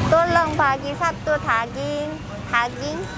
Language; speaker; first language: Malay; non-native, learner; Korean